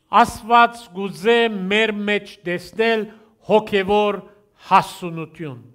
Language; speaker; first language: Armenian; early bilingual, heritage; Armenian